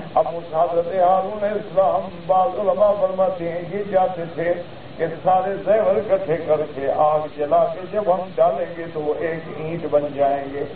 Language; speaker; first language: Urdu; early bilingual, heritage; Urdu